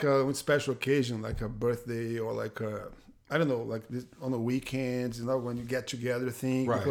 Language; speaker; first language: English; non-native, fluent; Portuguese